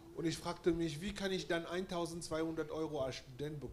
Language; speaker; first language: German; non-native, fluent; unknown